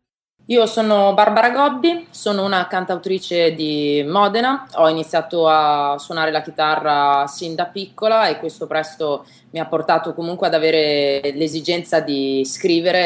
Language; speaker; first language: Italian; native; Italian